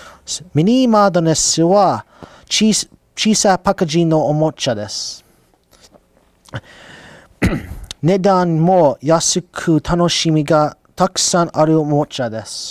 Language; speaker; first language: Japanese; non-native, learner; English